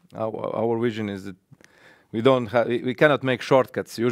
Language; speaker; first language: English; non-native, fluent; Latvian